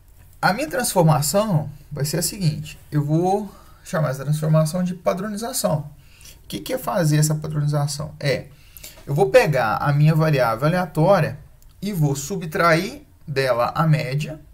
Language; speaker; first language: Portuguese; native; Portuguese